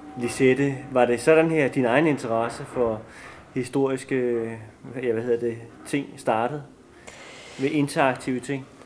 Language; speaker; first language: Danish; native; Danish